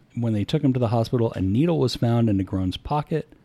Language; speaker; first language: English; native; English